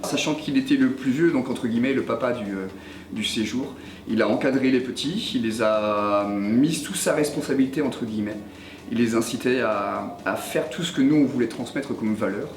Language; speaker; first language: French; native; French